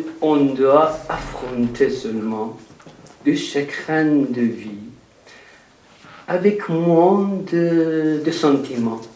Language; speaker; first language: French; non-native, fluent; Persian